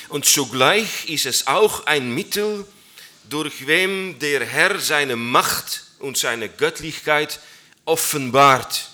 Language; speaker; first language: German; non-native, learner; Dutch